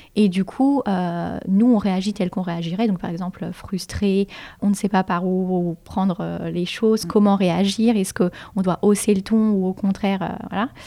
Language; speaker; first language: French; native; French